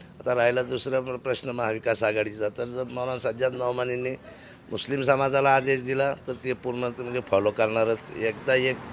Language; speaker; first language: Marathi; non-native, local second language; Urdu